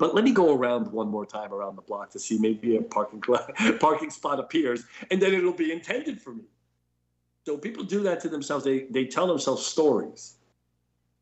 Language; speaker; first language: English; native; English